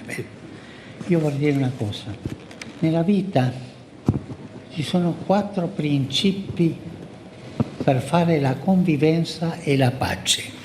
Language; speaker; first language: Italian; non-native, fluent; Spanish